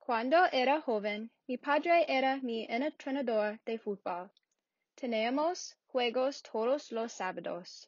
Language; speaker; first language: Spanish; non-native, learner; English